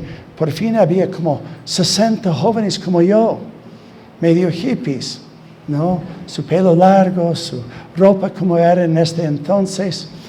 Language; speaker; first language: Spanish; non-native, fluent; English